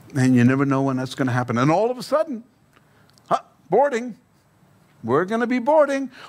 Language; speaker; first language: English; native; English